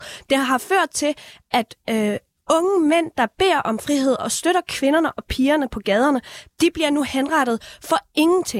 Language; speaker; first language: Danish; early bilingual, other home language; Persian